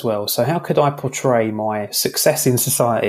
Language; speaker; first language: English; native; English